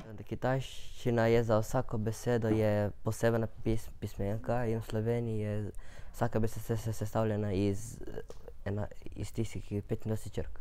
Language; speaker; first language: Slovenian; early bilingual, other home language; Chinese